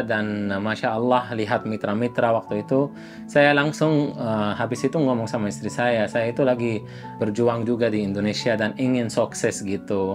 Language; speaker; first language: Indonesian; non-native, fluent; Arabic